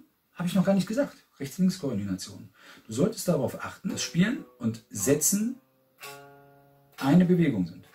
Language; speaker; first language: German; native; German